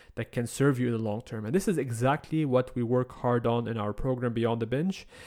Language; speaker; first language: English; non-native, fluent; Arabic